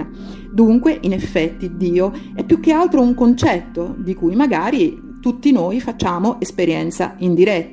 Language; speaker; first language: Italian; native; Italian